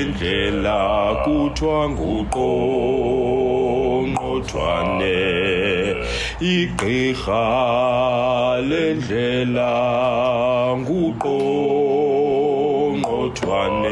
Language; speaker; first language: English; non-native, local second language; Xhosa